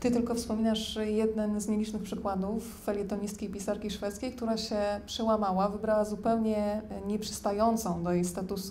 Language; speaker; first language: Polish; native; Polish